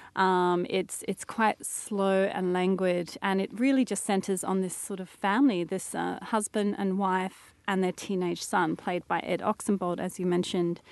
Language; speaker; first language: English; native; English